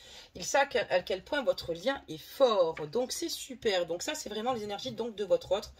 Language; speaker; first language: French; native; French